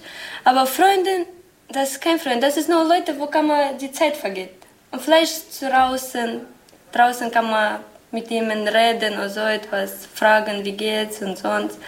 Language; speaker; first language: German; non-native, learner; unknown